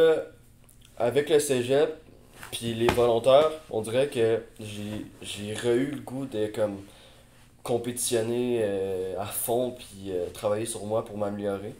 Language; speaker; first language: French; native; French